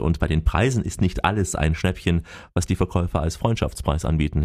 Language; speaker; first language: German; native; German